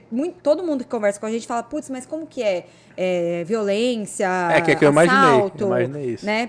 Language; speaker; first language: Portuguese; native; Portuguese